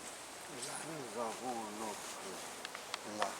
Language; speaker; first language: French; non-native, learner; Portuguese